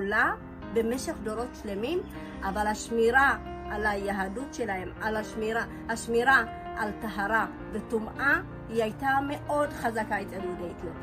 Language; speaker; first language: Hebrew; early bilingual, other home language; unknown